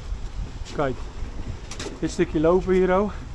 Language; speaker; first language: Dutch; native; Dutch